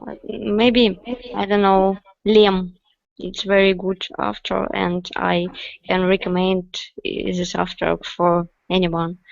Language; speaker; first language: English; non-native, learner; Russian